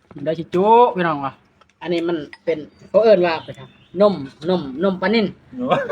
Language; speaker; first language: Thai; native; Thai